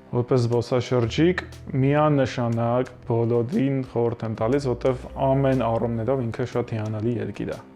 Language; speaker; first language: Armenian; native; Armenian